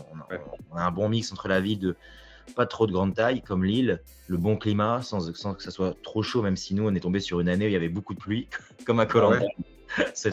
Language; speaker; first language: French; native; French